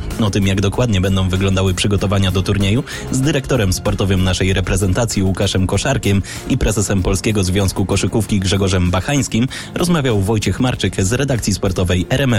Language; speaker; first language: Polish; native; Polish